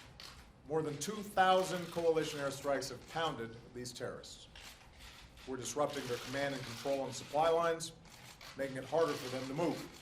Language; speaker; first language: English; native; English